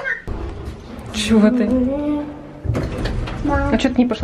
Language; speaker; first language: Russian; native; Russian